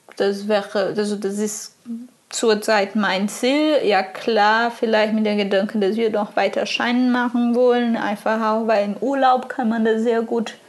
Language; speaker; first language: German; non-native, fluent; Portuguese